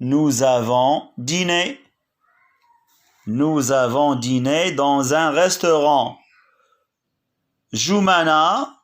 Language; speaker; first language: French; non-native, local second language; Arabic